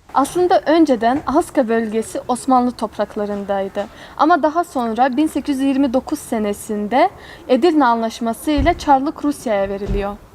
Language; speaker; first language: Turkish; early bilingual, heritage; Kazakh